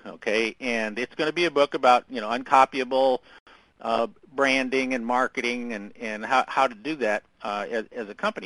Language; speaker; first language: English; native; English